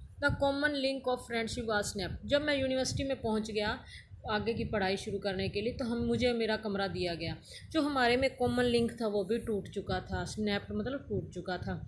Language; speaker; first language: Hindi; native; Hindi